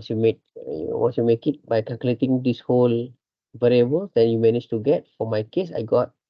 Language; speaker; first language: English; non-native, local second language; Malay